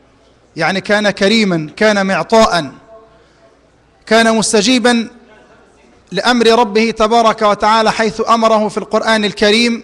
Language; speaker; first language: Arabic; native; Arabic